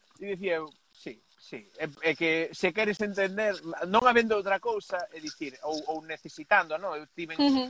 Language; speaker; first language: Galician; non-native, local second language; Spanish